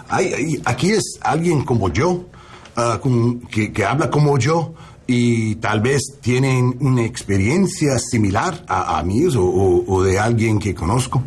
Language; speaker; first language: Spanish; non-native, learner; English